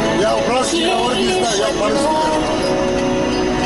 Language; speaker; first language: Russian; non-native, learner; Turkish